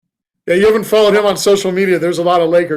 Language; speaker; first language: English; native; English